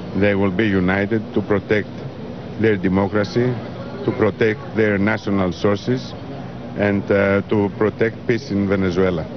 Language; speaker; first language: English; non-native, fluent; Greek